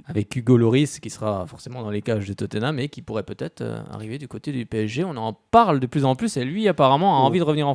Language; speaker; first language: French; native; French